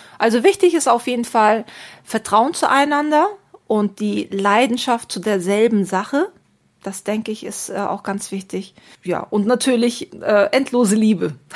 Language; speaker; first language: German; early bilingual, other home language; Turkish